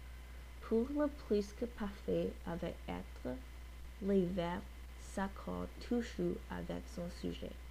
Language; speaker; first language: French; non-native, learner; English